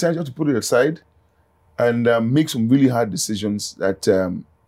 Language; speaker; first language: English; non-native, local second language; Yoruba